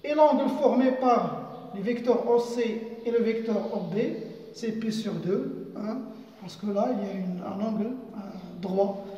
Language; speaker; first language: French; non-native, local second language; Arabic